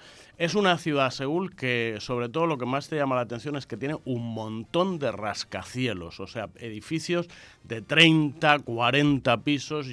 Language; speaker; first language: Spanish; native; Spanish